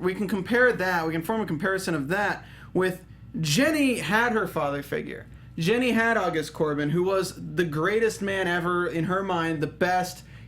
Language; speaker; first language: English; native; English